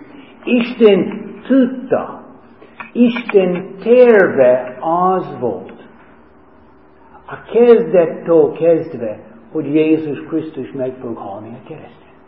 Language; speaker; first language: Hungarian; non-native, fluent; English